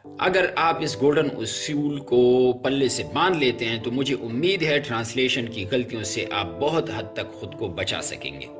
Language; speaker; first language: Urdu; non-native, local second language; Pashto